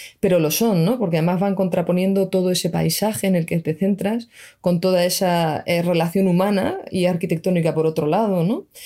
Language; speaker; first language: Spanish; native; Spanish